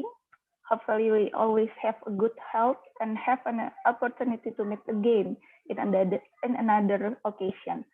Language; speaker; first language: English; non-native, learner; Indonesian